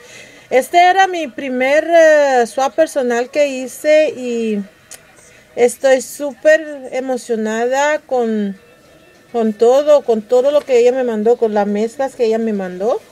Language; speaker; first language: Spanish; early bilingual, heritage; Spanish